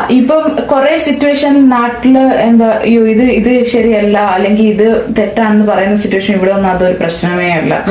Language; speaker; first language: Malayalam; non-native, local second language; English